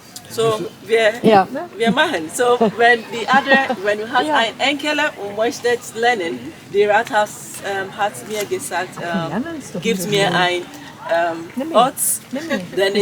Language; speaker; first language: German; non-native, learner; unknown